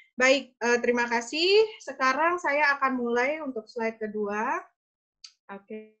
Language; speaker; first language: Indonesian; native; Indonesian